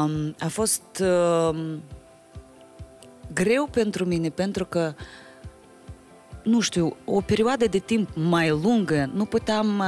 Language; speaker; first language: Romanian; non-native, local second language; Russian